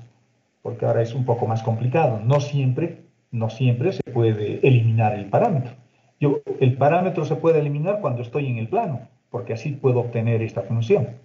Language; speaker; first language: Spanish; native; Spanish